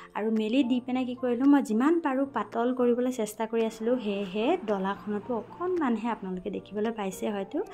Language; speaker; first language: Assamese; non-native, local second language; Nepali